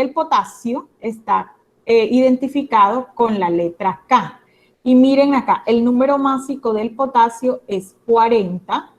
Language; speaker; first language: Spanish; native; Spanish